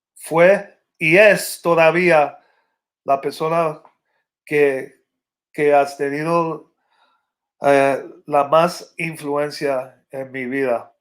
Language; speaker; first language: Spanish; early bilingual, other home language; English